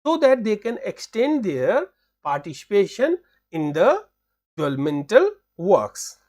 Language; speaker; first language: English; non-native, local second language; Hindi